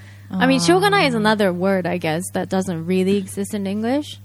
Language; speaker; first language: English; non-native, fluent; Japanese